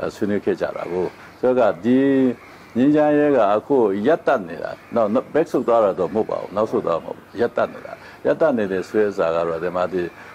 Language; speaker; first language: Burmese; non-native, local second language; Kachin